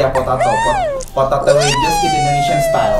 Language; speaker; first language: Indonesian; native; Indonesian